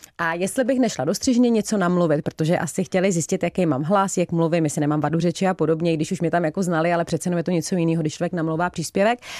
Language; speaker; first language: Czech; native; Czech